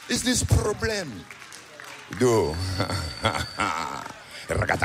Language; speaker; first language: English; non-native, learner; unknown